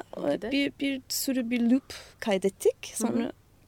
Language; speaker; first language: Turkish; non-native, fluent; English